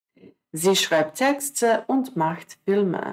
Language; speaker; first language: German; non-native, fluent; Croatian